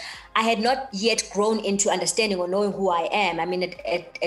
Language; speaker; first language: English; non-native, local second language; Xhosa